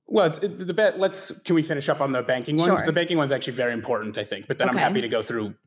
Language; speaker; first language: English; native; English